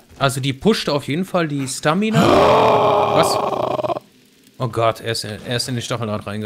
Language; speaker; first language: German; native; German